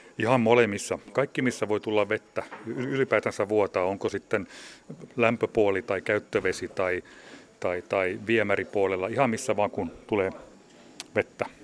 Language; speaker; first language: Finnish; non-native, local second language; Swedish